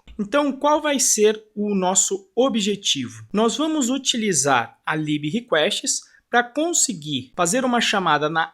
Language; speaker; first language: Portuguese; native; Portuguese